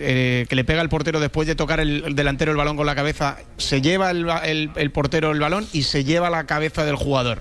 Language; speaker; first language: Spanish; native; Spanish